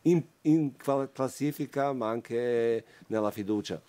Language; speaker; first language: Italian; non-native, fluent; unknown